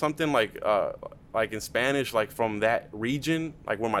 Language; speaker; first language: English; early bilingual, other home language; Spanish